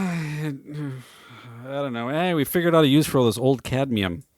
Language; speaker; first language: English; native; English